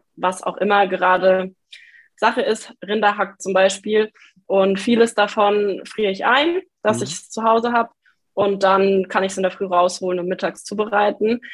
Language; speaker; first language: German; native; German